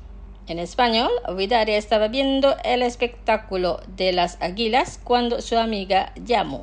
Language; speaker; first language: Spanish; non-native, fluent; Indonesian